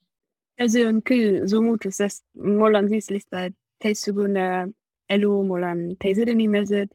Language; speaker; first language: Estonian; non-native, learner; German